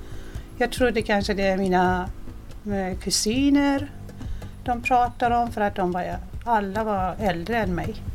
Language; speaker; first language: Swedish; non-native, fluent; Persian